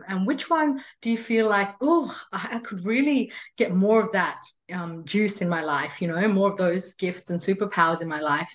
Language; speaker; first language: English; non-native, local second language; Hindi